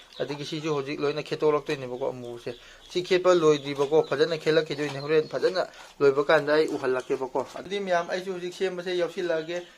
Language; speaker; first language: Manipuri; non-native, local second language; Rongmei Naga